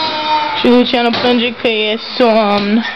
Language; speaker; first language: Romanian; early bilingual, heritage; Romanian